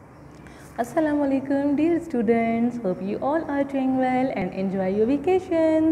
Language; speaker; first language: English; non-native, local second language; Urdu